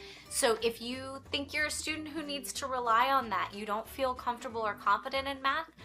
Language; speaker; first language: English; native; English